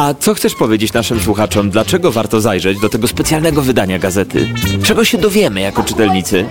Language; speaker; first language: Polish; native; Polish